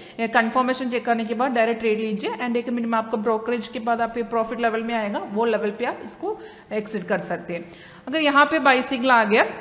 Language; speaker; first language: Hindi; non-native, local second language; Malayalam